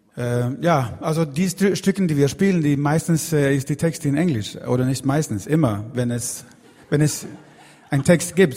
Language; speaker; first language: German; non-native, learner; Swedish